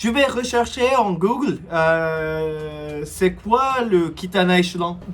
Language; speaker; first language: French; non-native, learner; Japanese